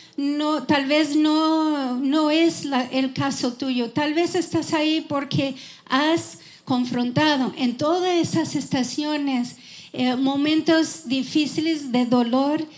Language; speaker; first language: Spanish; non-native, fluent; English